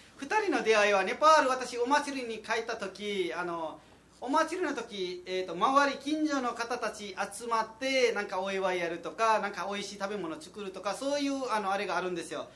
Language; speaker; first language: Japanese; non-native, fluent; Nepali